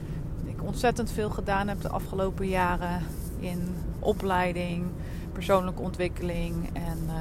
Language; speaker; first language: Dutch; native; Dutch